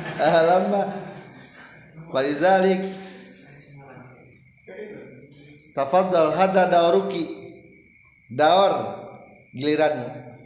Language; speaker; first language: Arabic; non-native, fluent; Indonesian